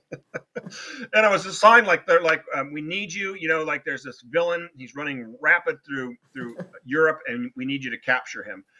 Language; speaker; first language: English; native; English